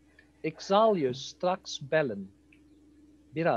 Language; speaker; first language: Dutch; non-native, fluent; Turkish